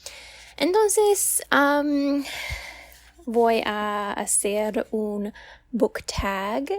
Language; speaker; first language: Spanish; non-native, learner; English